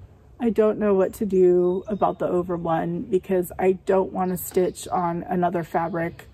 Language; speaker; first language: English; native; English